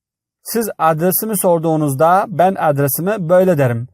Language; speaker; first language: Turkish; non-native, fluent; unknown